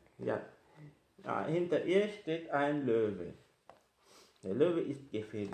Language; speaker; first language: German; non-native, fluent; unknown